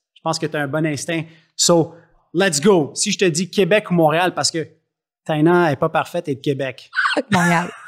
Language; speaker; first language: French; native; French